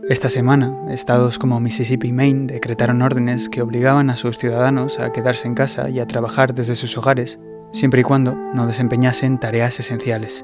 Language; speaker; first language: Spanish; native; Spanish